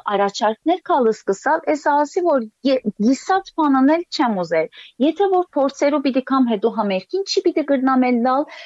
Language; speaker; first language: Armenian; early bilingual, heritage; Armenian